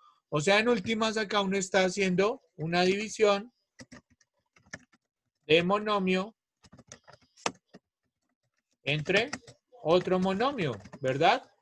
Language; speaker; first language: Spanish; native; Spanish